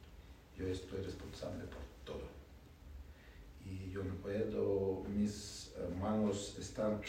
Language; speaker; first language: Spanish; non-native, learner; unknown